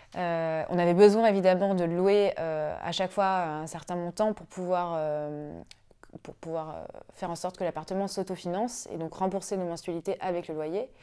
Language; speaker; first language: French; native; French